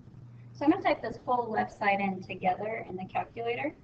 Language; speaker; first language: English; native; English